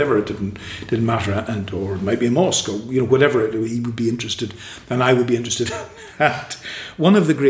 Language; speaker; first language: English; native; English